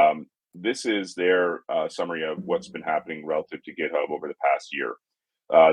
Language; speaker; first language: English; native; English